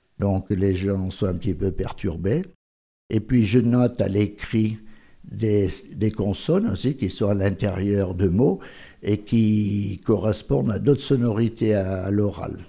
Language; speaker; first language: French; native; French